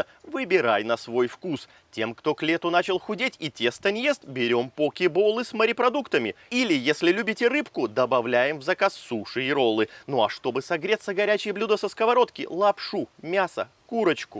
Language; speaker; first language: Russian; native; Russian